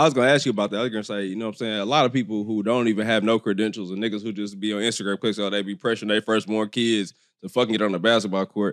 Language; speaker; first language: English; native; English